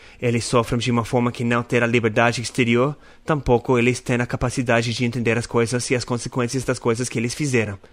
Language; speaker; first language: Portuguese; non-native, learner; English